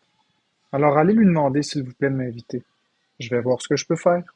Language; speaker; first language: French; native; French